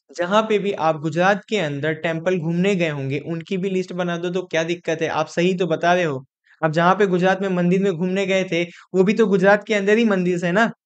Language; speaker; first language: Hindi; non-native, local second language; Gujarati